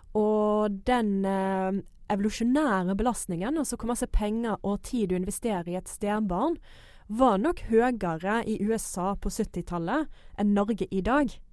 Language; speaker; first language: Norwegian; non-native, fluent; English